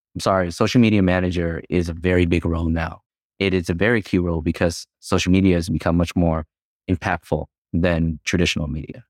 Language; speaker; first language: English; native; English